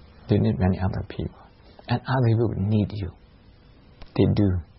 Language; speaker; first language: English; non-native, fluent; Shan